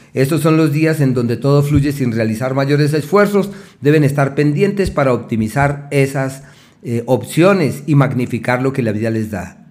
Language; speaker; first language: Spanish; native; Spanish